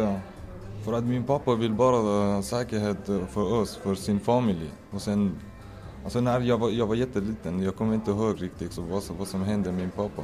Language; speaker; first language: Swedish; non-native, fluent; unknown